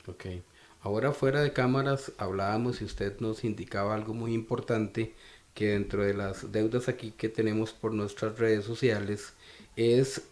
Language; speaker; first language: Spanish; native; Spanish